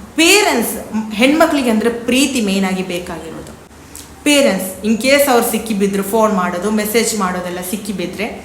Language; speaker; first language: Kannada; native; Kannada